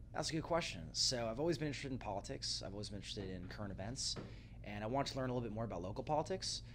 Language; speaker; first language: English; native; English